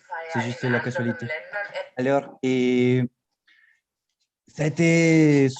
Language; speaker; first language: French; non-native, fluent; Spanish